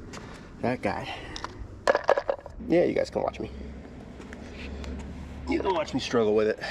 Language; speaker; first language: English; native; English